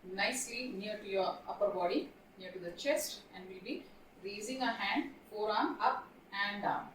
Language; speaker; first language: English; non-native, local second language; Marathi